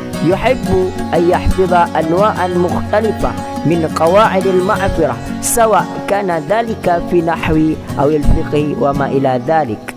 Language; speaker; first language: Arabic; non-native, learner; Indonesian